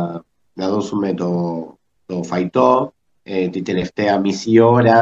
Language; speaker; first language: Greek; early bilingual, heritage; Spanish